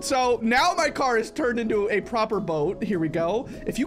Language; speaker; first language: English; native; English